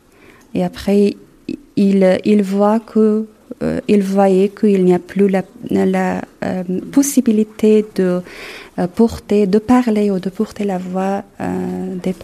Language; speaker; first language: French; non-native, fluent; Persian